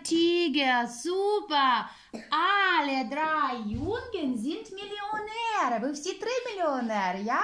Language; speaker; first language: German; non-native, fluent; Ukrainian